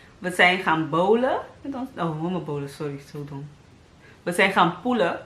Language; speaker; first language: Dutch; early bilingual, other home language; Papiamento